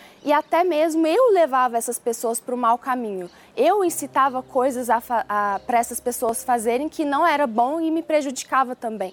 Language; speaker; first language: Portuguese; early bilingual, other home language; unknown